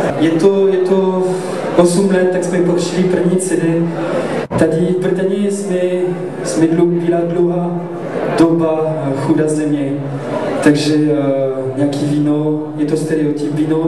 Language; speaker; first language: Czech; non-native, learner; French